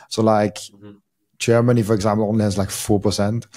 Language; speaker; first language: English; non-native, fluent; German